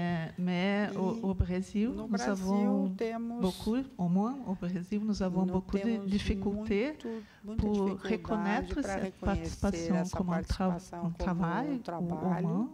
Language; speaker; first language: French; non-native, fluent; Portuguese